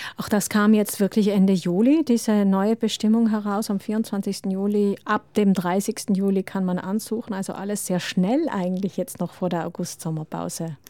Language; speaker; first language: German; native; German